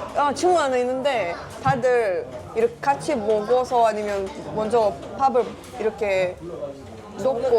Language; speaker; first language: Korean; non-native, learner; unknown